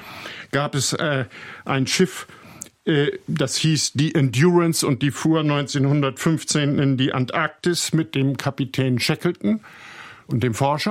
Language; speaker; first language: German; native; German